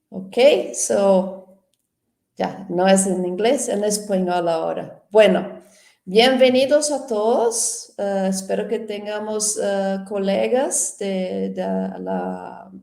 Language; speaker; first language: Spanish; non-native, fluent; Portuguese